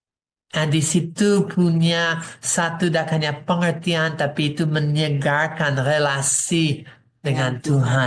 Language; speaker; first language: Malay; non-native, fluent; English